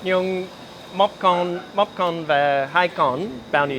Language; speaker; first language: Vietnamese; non-native, learner; English